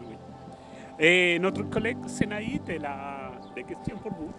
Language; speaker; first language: French; non-native, fluent; Spanish